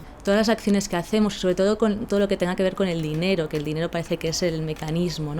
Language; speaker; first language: Spanish; native; Spanish